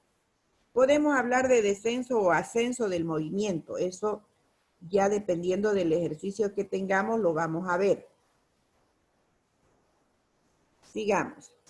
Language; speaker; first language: Spanish; native; Spanish